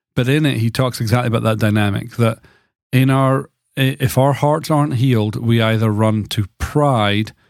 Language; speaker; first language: English; native; English